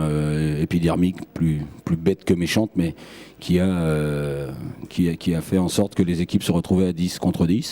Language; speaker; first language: French; native; French